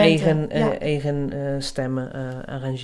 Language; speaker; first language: Dutch; non-native, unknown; Portuguese